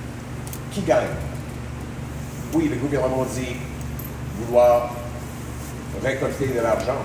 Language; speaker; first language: French; non-native, local second language; English